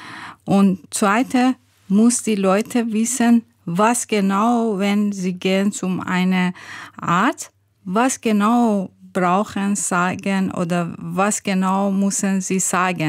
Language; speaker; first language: German; non-native, learner; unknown